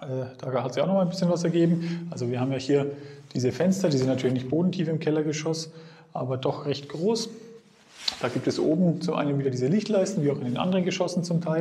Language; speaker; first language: German; native; German